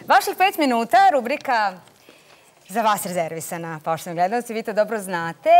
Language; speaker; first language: Serbian; native; Serbian